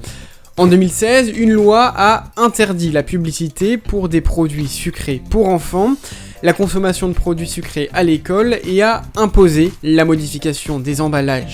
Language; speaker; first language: French; native; French